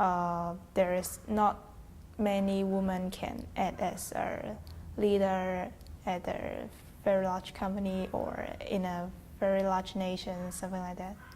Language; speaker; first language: English; non-native, fluent; Chinese